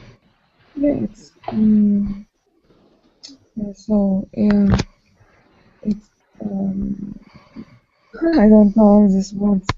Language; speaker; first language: English; non-native, learner; Ukrainian